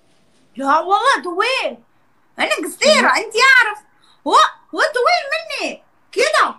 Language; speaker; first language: Arabic; non-native, learner; Turkish